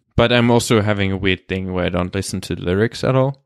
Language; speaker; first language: English; non-native, fluent; German